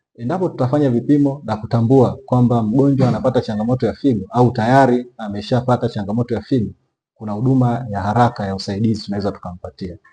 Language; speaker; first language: Swahili; native; Swahili